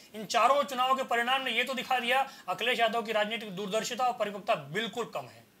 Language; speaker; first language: Hindi; native; Hindi